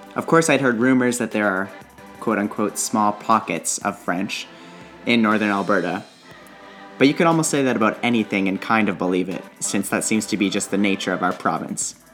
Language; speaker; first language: English; native; English